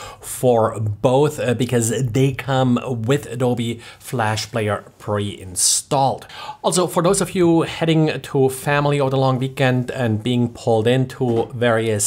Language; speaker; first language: English; non-native, fluent; German